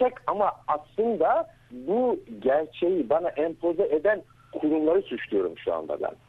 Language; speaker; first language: Turkish; native; Turkish